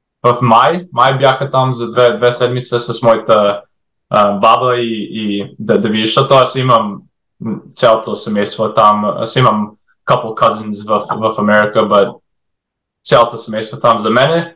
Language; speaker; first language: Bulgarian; early bilingual, heritage; English